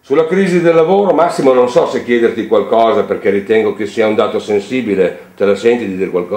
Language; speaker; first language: Italian; native; Italian